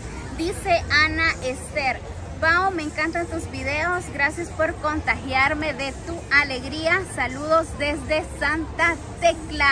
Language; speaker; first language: Spanish; native; Spanish